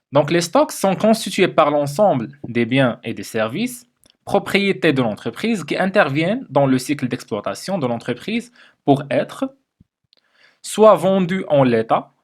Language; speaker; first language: French; non-native, local second language; Arabic